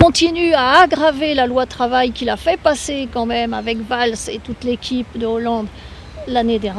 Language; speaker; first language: French; native; French